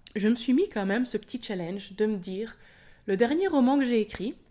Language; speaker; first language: French; native; French